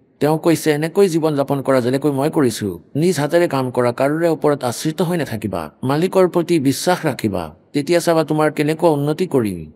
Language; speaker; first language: Assamese; native; Assamese